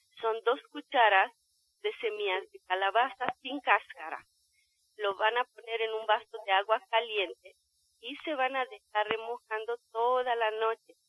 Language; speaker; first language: Spanish; non-native, fluent; Romanian